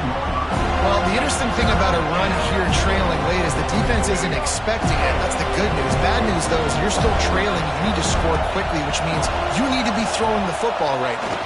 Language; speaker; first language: English; native; English